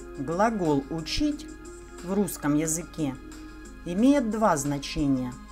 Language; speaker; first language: Russian; native; Russian